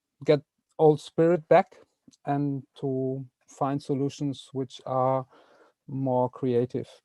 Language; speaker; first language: English; non-native, fluent; Dutch